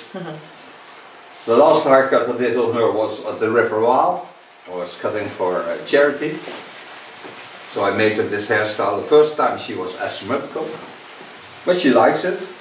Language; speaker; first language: English; non-native, fluent; Dutch